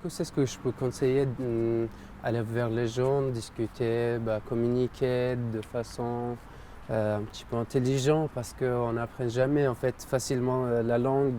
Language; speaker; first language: French; non-native, fluent; Persian